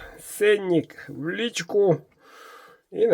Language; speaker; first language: Russian; non-native, local second language; Yakut